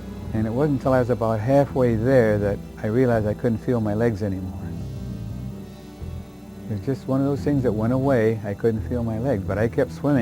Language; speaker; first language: English; native; English